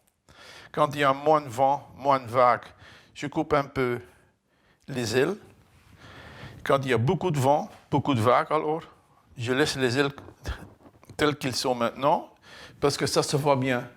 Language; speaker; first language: French; non-native, fluent; Dutch